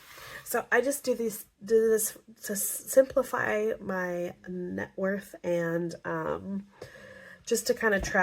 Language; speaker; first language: English; native; English